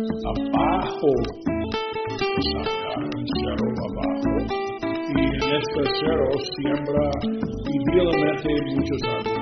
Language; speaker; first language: Spanish; non-native, learner; English